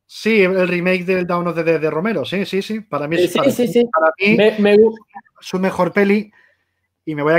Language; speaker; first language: Spanish; native; Spanish